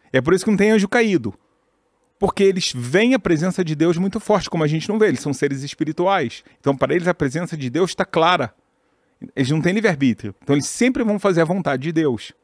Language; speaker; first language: Portuguese; native; Portuguese